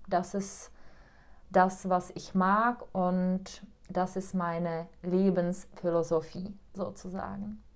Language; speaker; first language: German; non-native, fluent; Czech